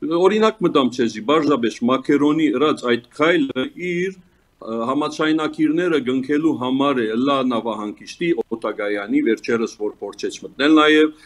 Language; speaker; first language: Armenian; early bilingual, heritage; Armenian